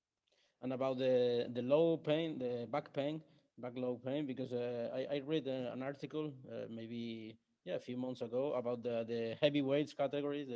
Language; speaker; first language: English; non-native, learner; Spanish